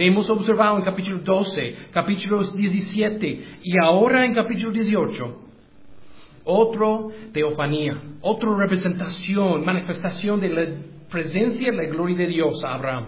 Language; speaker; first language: Spanish; non-native, learner; English